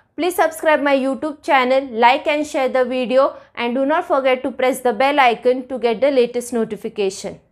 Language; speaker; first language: English; non-native, local second language; Marathi